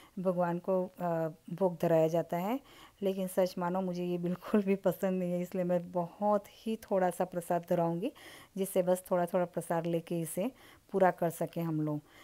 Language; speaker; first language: Hindi; native; Hindi